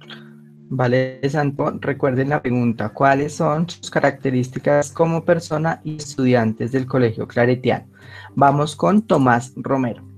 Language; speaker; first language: Spanish; native; Spanish